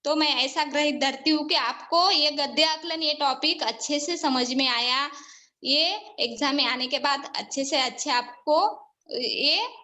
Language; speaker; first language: Hindi; non-native, local second language; Marathi